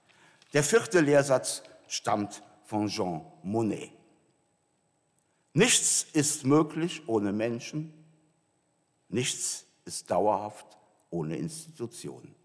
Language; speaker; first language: German; native; German